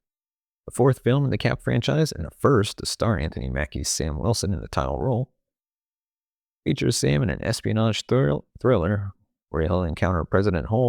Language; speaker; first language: English; native; English